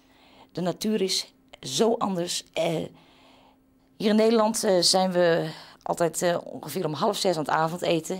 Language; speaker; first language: Dutch; native; Dutch